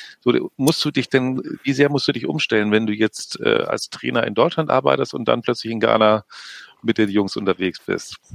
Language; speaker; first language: German; native; German